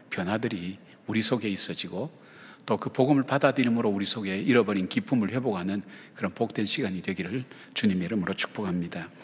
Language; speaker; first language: Korean; native; Korean